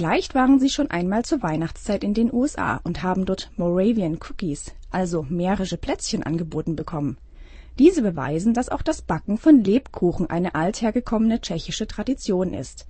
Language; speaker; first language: German; native; German